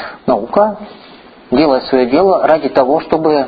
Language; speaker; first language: Russian; native; Russian